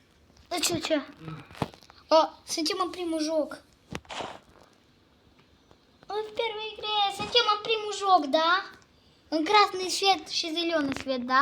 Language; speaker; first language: Romanian; early bilingual, heritage; Romanian